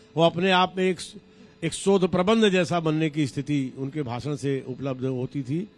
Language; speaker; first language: Hindi; native; Hindi